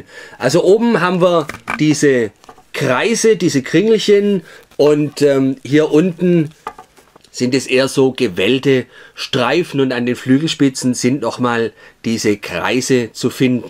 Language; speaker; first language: German; native; German